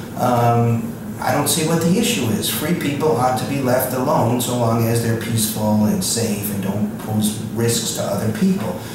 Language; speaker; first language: English; native; English